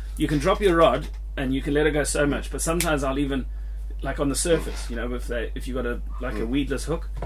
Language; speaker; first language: English; native; English